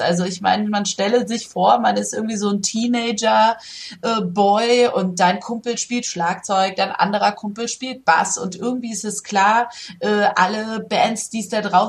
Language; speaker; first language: German; native; German